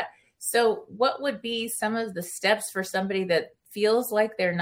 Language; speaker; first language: English; early bilingual, other home language; Spanish